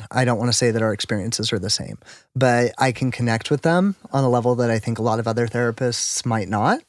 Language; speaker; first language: English; native; English